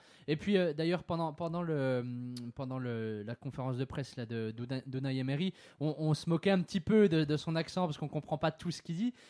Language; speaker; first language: French; native; French